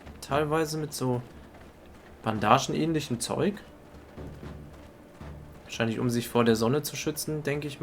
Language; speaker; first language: German; native; German